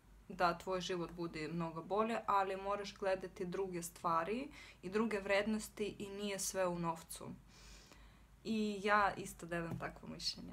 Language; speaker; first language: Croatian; non-native, fluent; Russian